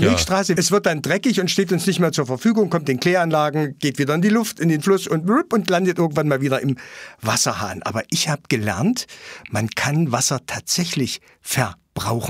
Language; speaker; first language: German; native; German